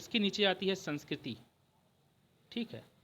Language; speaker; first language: Hindi; native; Hindi